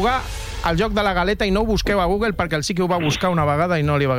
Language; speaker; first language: Catalan; native; Catalan